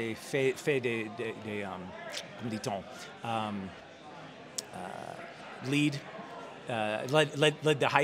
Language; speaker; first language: French; non-native, learner; English